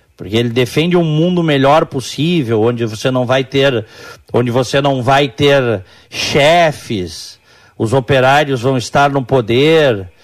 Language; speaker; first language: Portuguese; native; Portuguese